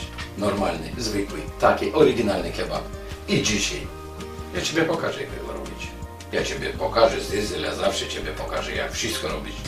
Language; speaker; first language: Polish; non-native, fluent; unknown